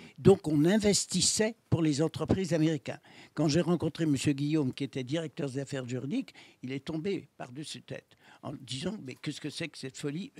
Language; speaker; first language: French; native; French